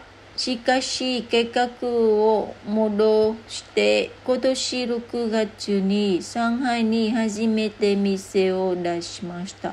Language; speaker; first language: Japanese; non-native, learner; Vietnamese